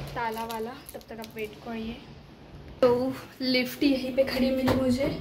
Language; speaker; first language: Hindi; non-native, local second language; Marathi